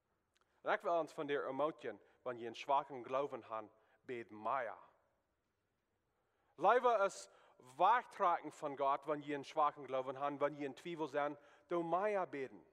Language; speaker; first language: German; non-native, learner; Plautdietsch